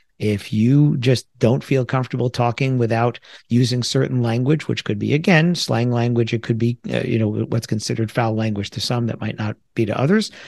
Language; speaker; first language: English; native; English